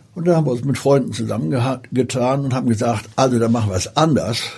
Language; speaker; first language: German; early bilingual, other home language; Polish